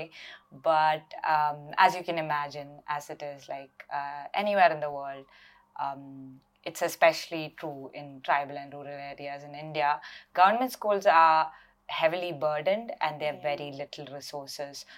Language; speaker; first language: English; non-native, local second language; Malayalam